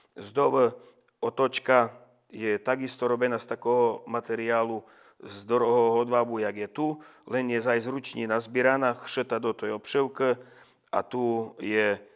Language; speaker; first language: Slovak; non-native, local second language; Rusyn